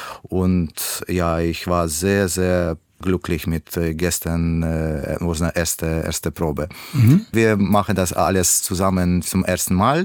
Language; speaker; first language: German; non-native, learner; Russian